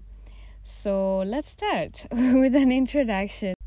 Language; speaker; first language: English; non-native, local second language; Swahili